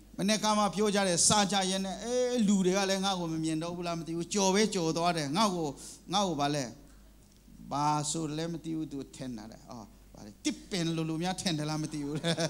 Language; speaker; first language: Burmese; non-native, local second language; Kachin